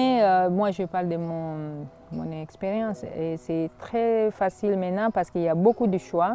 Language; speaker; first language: French; non-native, fluent; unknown